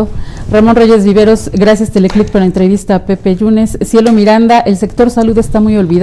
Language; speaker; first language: Spanish; native; Spanish